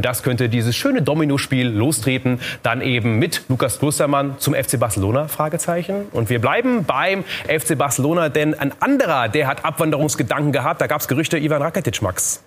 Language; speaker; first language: German; native; German